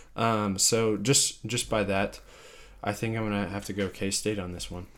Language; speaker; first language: English; native; English